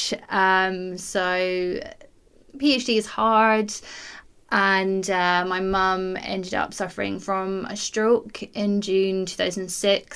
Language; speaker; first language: English; native; English